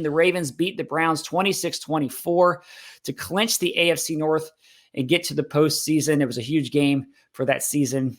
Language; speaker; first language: English; native; English